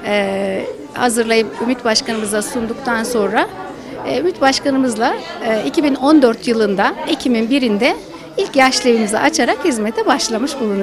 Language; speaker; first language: Turkish; native; Turkish